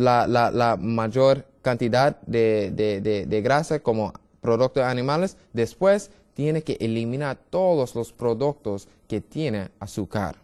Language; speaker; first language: Spanish; non-native, learner; English